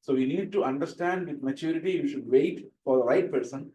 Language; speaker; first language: English; non-native, local second language; Malayalam